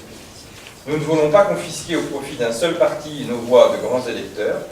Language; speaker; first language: French; native; French